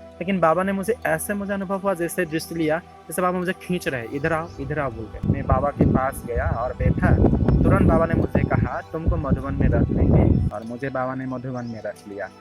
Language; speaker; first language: Hindi; non-native, local second language; Assamese